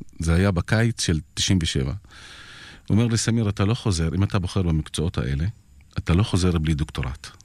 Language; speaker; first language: Hebrew; non-native, local second language; Arabic